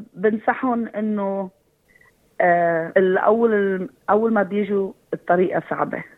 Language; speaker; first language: Arabic; early bilingual, heritage; Arabic